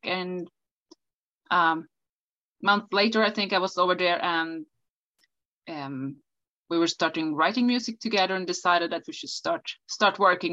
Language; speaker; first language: English; non-native, fluent; Swedish